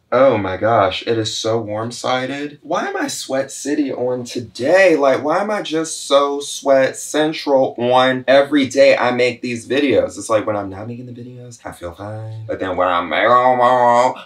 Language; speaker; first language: English; native; English